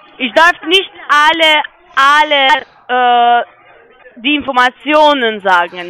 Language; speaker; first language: German; non-native, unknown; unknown